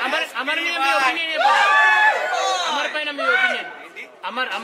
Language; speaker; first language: Telugu; native; Telugu